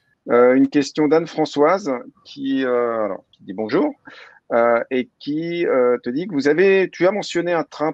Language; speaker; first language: French; native; French